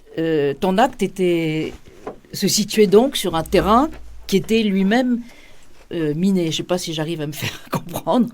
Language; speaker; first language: French; native; French